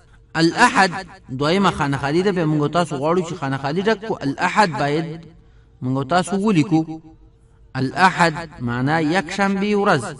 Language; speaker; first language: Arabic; non-native, fluent; Pashto